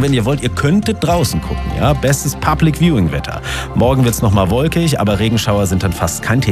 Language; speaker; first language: German; native; German